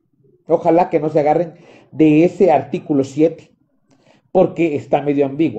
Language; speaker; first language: Spanish; native; Spanish